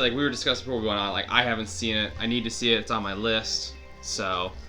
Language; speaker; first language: English; native; English